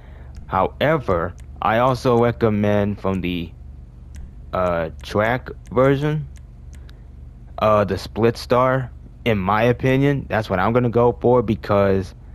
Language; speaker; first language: English; native; English